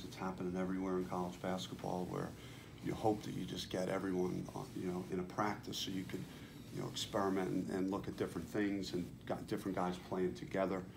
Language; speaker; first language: English; native; English